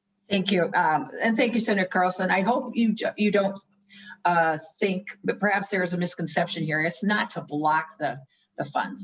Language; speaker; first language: English; native; English